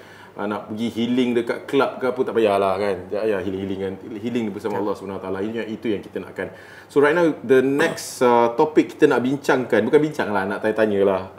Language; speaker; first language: Malay; native; Malay